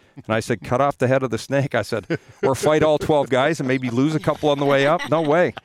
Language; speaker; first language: English; native; English